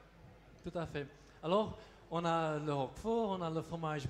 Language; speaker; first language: French; non-native, local second language; Dutch